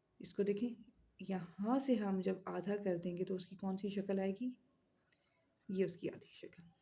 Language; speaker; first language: Urdu; native; Urdu